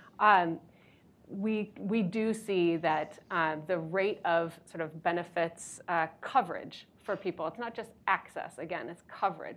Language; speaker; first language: English; native; English